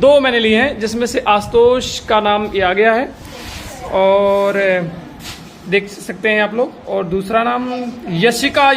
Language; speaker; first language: Hindi; native; Hindi